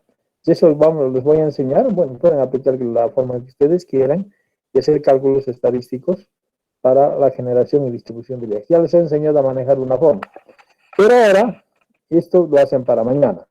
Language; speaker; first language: Spanish; native; Spanish